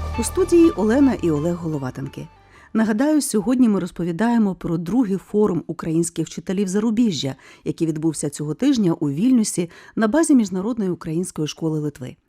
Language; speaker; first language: Ukrainian; native; Ukrainian